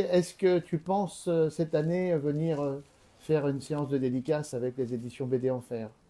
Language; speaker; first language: French; native; French